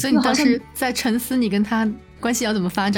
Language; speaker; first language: Chinese; native; Chinese